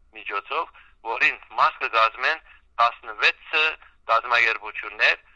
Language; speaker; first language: Armenian; early bilingual, heritage; Armenian